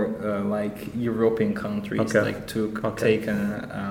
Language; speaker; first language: English; non-native, fluent; Azerbaijani